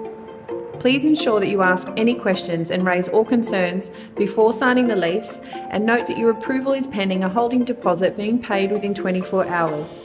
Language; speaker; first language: English; native; English